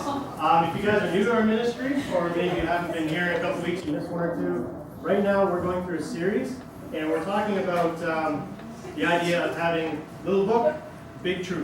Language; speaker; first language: English; native; English